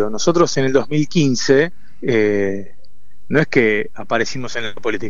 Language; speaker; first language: Spanish; native; Spanish